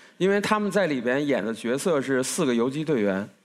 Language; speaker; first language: Chinese; native; Chinese